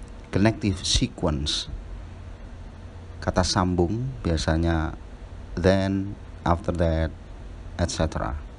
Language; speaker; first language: English; non-native, fluent; Indonesian